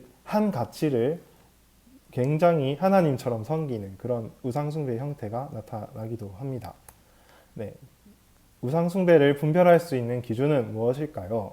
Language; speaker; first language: Korean; native; Korean